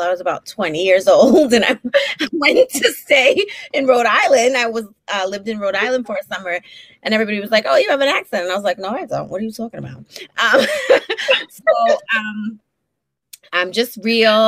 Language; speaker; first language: English; native; English